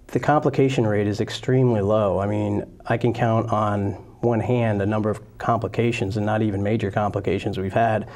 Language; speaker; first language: English; native; English